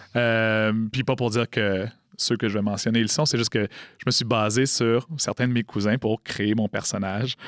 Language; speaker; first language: French; native; French